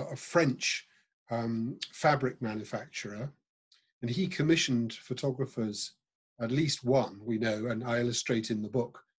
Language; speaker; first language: English; native; English